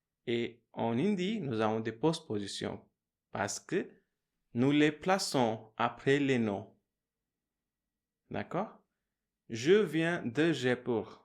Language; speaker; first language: French; non-native, fluent; Hindi